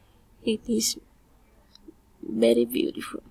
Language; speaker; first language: English; non-native, learner; Spanish